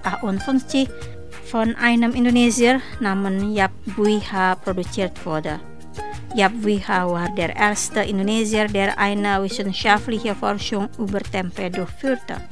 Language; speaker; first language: German; non-native, learner; Indonesian